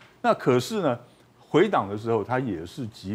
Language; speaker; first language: Chinese; native; Chinese